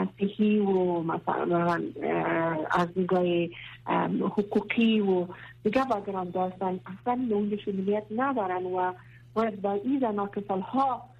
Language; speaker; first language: Persian; non-native, local second language; Pashto